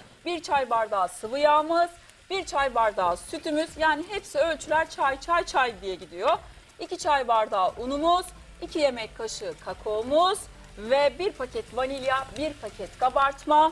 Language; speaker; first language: Turkish; native; Turkish